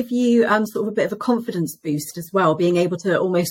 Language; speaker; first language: English; native; English